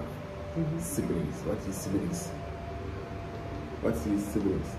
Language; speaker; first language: English; non-native, learner; French